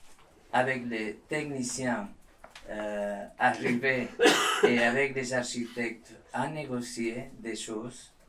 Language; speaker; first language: French; non-native, learner; Spanish